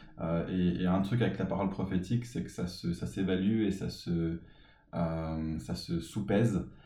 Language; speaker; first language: French; early bilingual, other home language; English